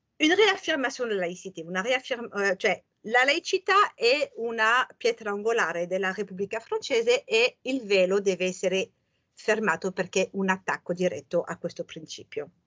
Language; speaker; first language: Italian; non-native, fluent; French